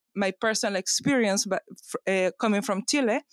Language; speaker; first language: English; non-native, fluent; Spanish